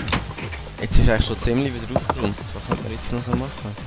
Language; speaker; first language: German; native; German